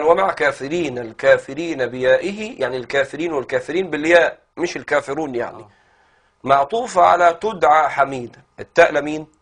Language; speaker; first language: Arabic; native; Arabic